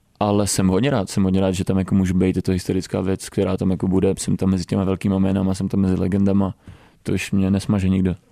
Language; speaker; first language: Czech; early bilingual, other home language; Romanian